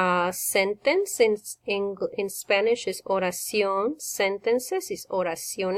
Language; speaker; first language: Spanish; non-native, fluent; English